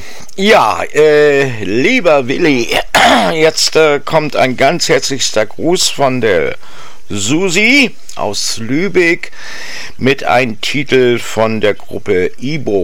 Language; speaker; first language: German; native; German